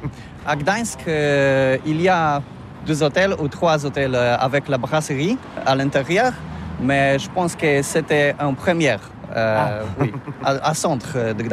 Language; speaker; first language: French; non-native, learner; Polish